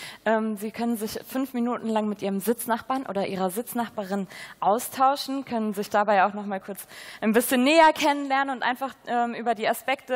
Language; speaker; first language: German; native; German